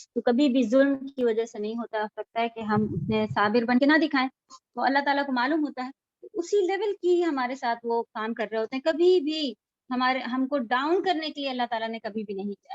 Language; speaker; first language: Urdu; native; Urdu